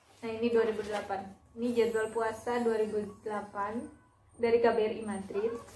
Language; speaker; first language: Indonesian; native; Indonesian